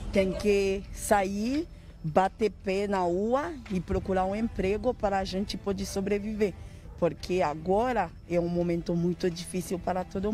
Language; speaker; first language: Portuguese; non-native, learner; Haitian Creole